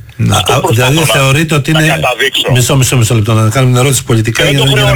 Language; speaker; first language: Greek; native; Greek